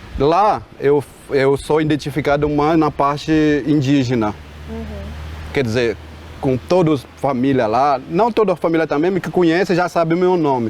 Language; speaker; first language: Portuguese; non-native, local second language; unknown